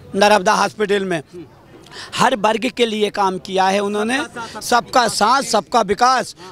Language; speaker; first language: Hindi; native; Hindi